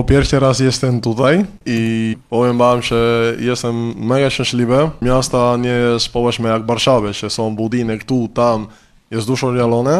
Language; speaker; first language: Polish; non-native, learner; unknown